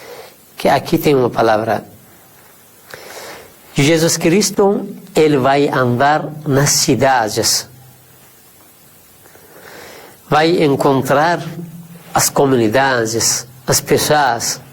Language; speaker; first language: Portuguese; non-native, fluent; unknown